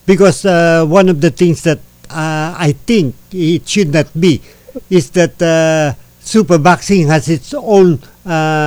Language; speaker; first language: English; non-native, local second language; Filipino